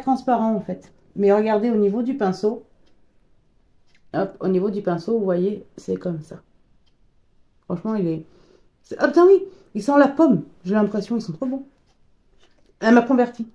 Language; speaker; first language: French; native; French